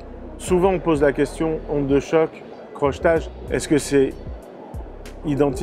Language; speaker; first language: French; native; French